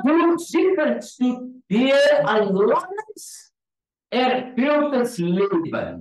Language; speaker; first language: German; non-native, learner; Afrikaans